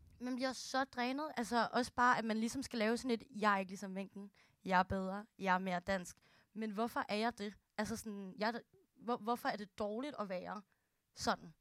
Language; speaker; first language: Danish; early bilingual, other home language; Filipino